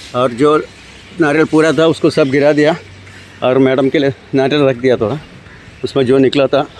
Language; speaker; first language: Hindi; non-native, local second language; Malayalam